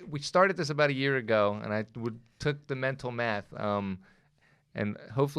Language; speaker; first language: English; native; English